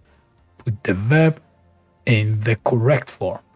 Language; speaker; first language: English; non-native, fluent; Persian